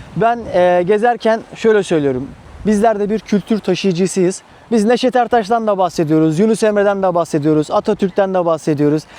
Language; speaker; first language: Turkish; native; Turkish